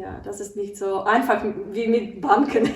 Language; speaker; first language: German; non-native, learner; Ukrainian